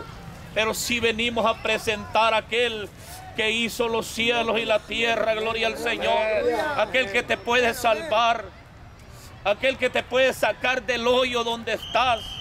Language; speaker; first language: Spanish; native; Spanish